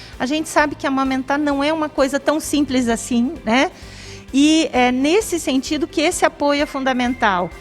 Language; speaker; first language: Portuguese; native; Portuguese